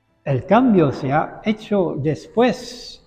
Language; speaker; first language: Spanish; non-native, fluent; Dutch